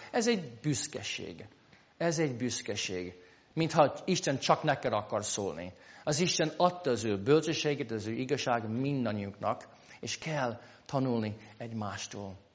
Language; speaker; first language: Hungarian; non-native, fluent; English